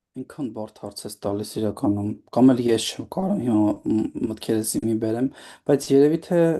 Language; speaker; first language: Armenian; native; Armenian